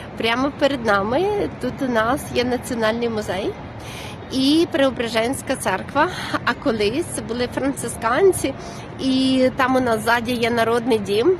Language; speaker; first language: Ukrainian; native; Ukrainian